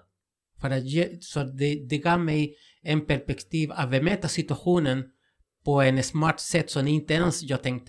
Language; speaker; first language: Swedish; non-native, fluent; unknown